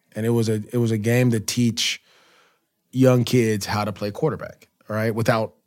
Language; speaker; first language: English; native; English